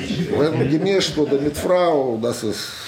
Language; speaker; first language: German; non-native, learner; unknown